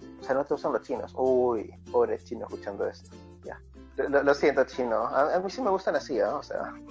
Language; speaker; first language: Spanish; native; Spanish